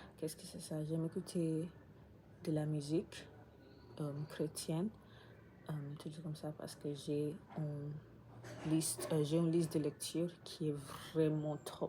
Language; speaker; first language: French; non-native, learner; English